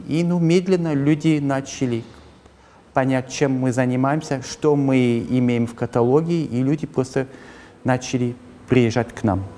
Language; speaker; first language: Russian; early bilingual, heritage; Russian